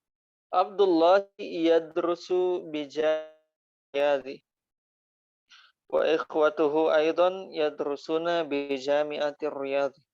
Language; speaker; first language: Arabic; non-native, fluent; Indonesian